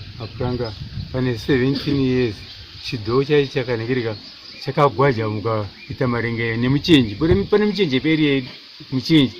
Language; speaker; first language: Shona; native; Shona